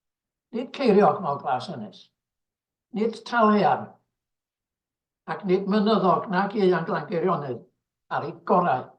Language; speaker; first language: Welsh; native; Welsh